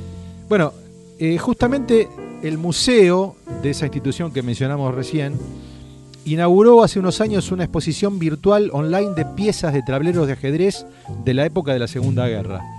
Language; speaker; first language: Spanish; native; Spanish